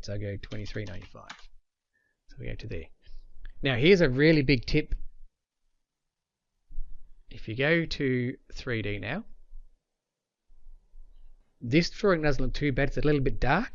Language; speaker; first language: English; native; English